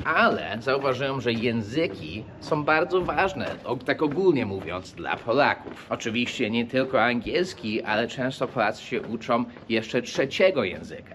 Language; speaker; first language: Polish; early bilingual, heritage; English